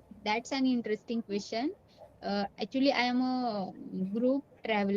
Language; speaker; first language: English; non-native, learner; Marathi